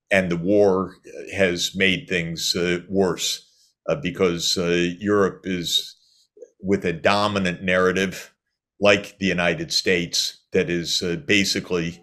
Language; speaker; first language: English; native; English